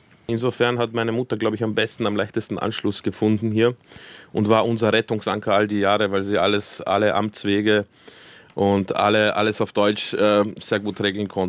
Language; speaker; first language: German; early bilingual, other home language; Croatian